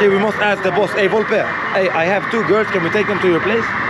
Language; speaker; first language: English; non-native, fluent; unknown